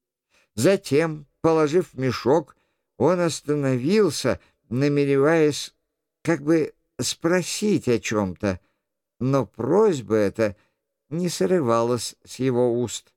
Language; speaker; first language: Russian; native; Russian